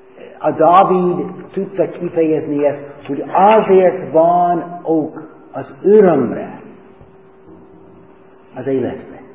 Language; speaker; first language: Hungarian; non-native, learner; English